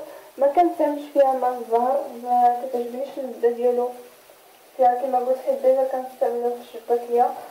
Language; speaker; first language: Arabic; native; Arabic